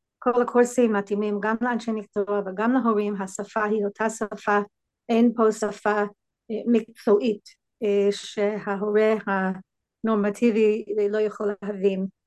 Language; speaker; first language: Hebrew; non-native, fluent; English